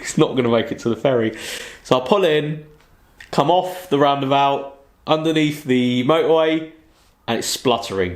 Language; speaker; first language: English; native; English